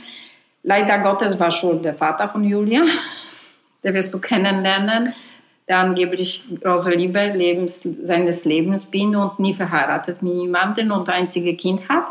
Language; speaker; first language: German; non-native, fluent; Polish